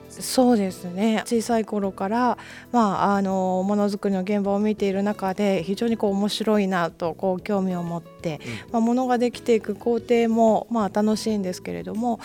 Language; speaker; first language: Japanese; native; Japanese